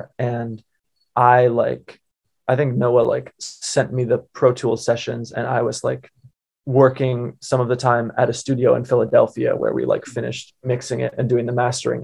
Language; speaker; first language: English; native; English